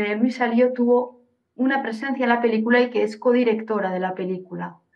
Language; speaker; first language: Spanish; native; Spanish